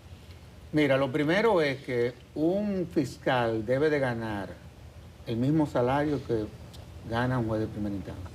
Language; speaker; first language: Spanish; native; Spanish